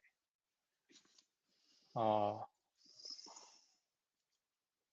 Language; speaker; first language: English; non-native, learner; Japanese